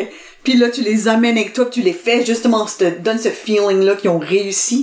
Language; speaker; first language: French; native; French